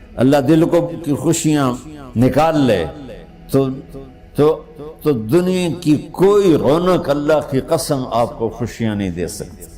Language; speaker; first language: Urdu; non-native, local second language; Punjabi